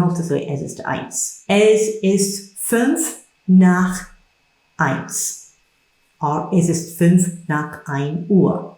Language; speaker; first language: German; non-native, fluent; English